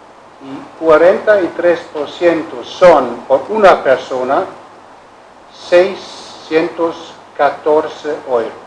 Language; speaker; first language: Spanish; non-native, learner; German